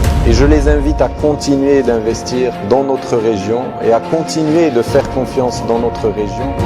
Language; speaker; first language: French; non-native, local second language; Arabic